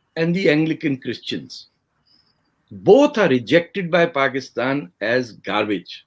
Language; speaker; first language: English; non-native, local second language; Urdu